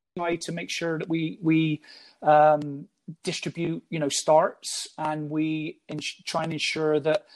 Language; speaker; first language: English; native; English